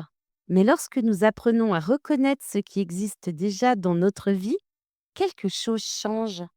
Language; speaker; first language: French; native; French